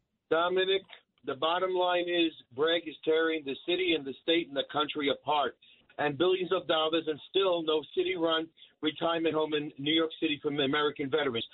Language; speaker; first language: English; early bilingual, other home language; Italian